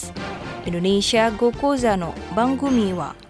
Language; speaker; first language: Japanese; non-native, fluent; Indonesian